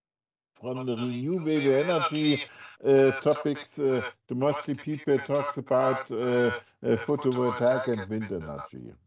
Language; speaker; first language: English; non-native, fluent; German